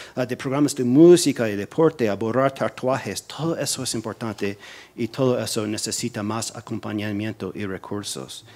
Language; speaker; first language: Spanish; non-native, fluent; English